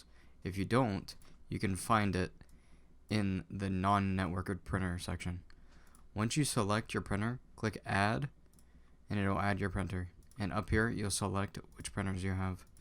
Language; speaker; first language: English; native; English